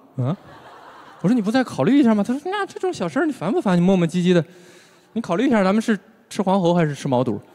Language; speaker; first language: Chinese; native; Chinese